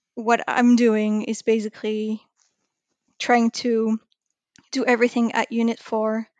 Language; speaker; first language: English; non-native, fluent; French